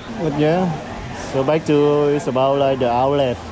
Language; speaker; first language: English; non-native, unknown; Vietnamese